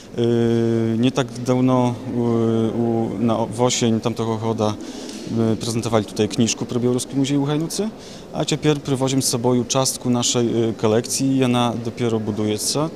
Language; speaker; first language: Belarusian; native; Belarusian